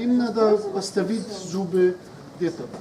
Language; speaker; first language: Russian; non-native, learner; Polish